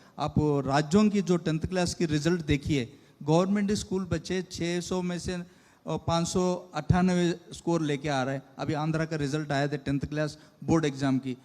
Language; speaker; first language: Hindi; non-native, local second language; Telugu